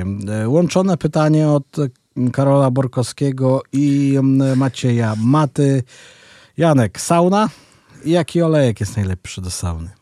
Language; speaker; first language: Polish; native; Polish